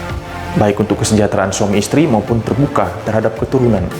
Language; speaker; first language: Indonesian; native; Indonesian